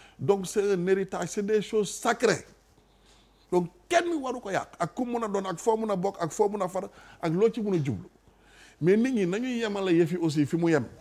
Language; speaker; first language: Wolof; non-native, local second language; Serer